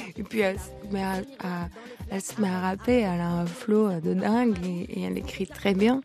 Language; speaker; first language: French; early bilingual, other home language; Lithuanian